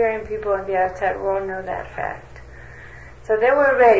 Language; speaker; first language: English; non-native, fluent; Greek